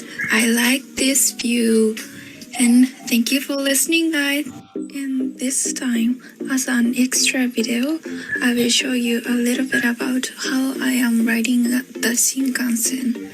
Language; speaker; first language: English; non-native, learner; Japanese